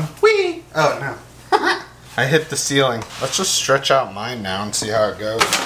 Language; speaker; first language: English; native; English